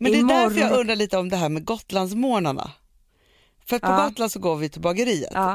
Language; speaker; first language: Swedish; native; Swedish